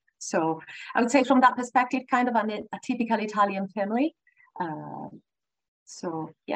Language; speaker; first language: English; non-native, fluent; Italian